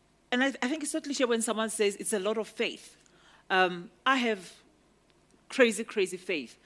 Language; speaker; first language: English; non-native, local second language; Northern Sotho